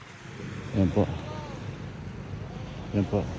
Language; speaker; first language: Filipino; native; Filipino